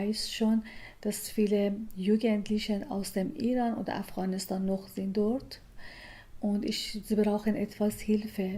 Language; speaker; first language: German; non-native, learner; Persian